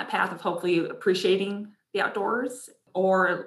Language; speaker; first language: English; native; English